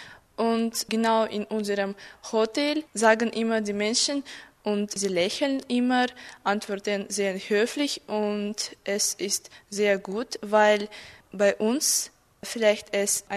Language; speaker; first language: German; non-native, fluent; Russian